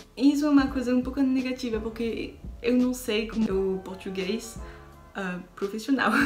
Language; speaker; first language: Portuguese; non-native, learner; French